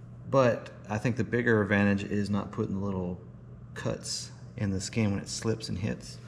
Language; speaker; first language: English; native; English